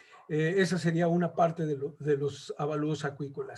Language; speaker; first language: Spanish; native; Spanish